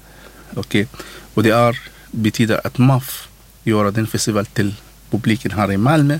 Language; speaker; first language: Swedish; non-native, learner; Arabic